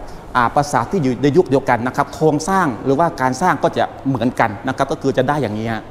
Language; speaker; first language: Thai; native; Thai